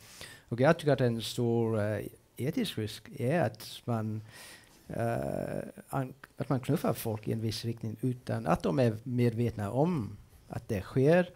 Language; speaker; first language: Swedish; non-native, fluent; English